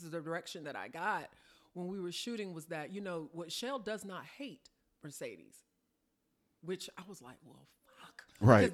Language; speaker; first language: English; native; English